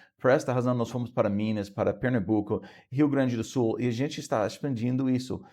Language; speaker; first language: Portuguese; non-native, fluent; English